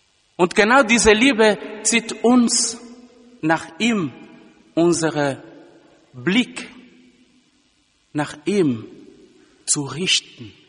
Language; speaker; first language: German; non-native, fluent; Lingala